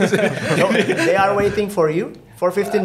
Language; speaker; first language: English; non-native, fluent; Indonesian